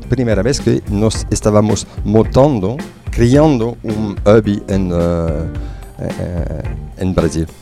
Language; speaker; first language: Portuguese; non-native, fluent; French